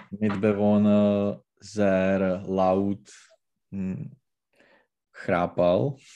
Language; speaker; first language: German; non-native, learner; Czech